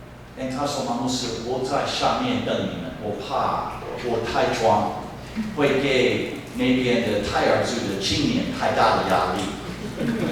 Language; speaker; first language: Chinese; non-native, fluent; English